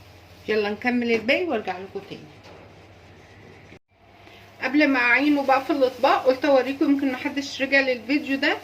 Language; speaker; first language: Arabic; native; Arabic